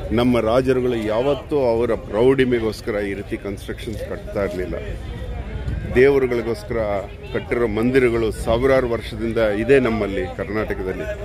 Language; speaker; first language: Kannada; native; Kannada